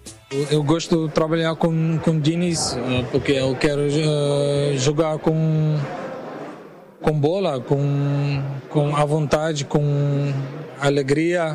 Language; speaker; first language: Portuguese; non-native, learner; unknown